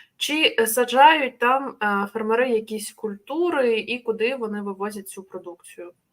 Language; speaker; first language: Ukrainian; native; Ukrainian